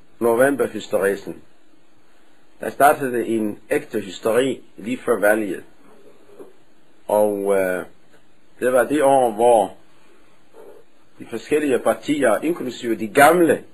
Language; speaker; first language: Danish; non-native, fluent; Somali